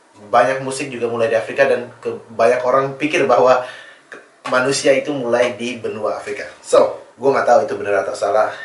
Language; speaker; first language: Indonesian; early bilingual, other home language; English